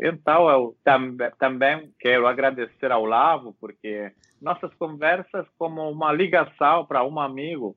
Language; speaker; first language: Portuguese; non-native, learner; Italian